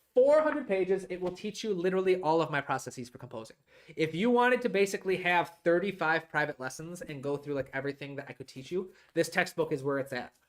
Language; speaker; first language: English; native; English